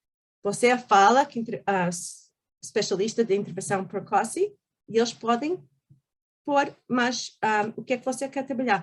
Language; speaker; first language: Portuguese; early bilingual, heritage; Portuguese